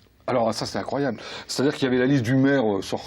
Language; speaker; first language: French; native; French